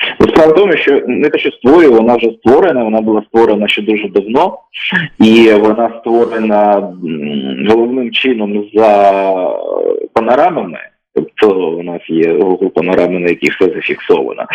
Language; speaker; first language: Ukrainian; native; Ukrainian